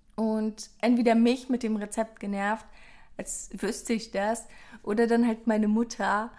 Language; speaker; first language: German; early bilingual, other home language; Persian